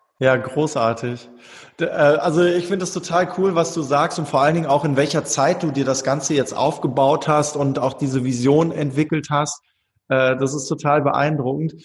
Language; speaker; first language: German; native; German